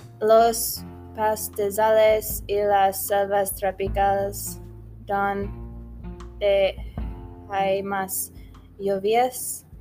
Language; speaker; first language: Spanish; non-native, learner; English